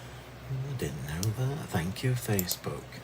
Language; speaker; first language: English; native; English